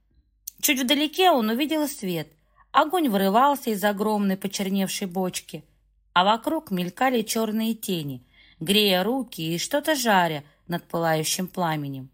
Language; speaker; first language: Russian; native; Russian